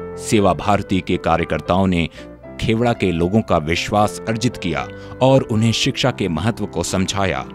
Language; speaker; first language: Hindi; native; Hindi